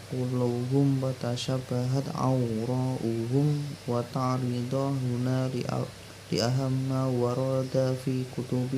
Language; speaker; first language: Arabic; non-native, learner; Indonesian